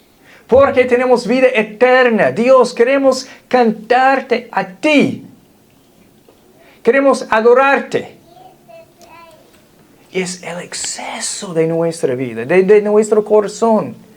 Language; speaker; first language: Spanish; non-native, fluent; English